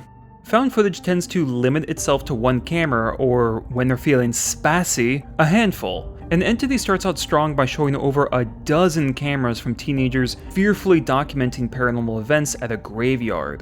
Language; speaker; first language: English; native; English